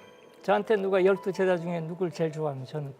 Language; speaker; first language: Korean; native; Korean